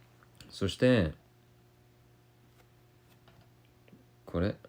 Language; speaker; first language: Japanese; non-native, learner; English